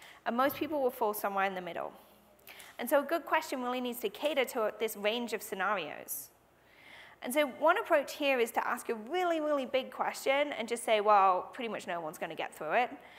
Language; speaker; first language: English; native; English